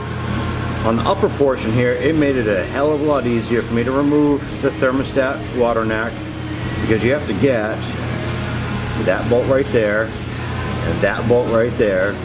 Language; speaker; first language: English; native; English